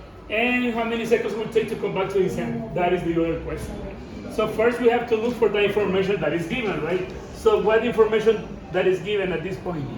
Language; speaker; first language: English; non-native, fluent; Spanish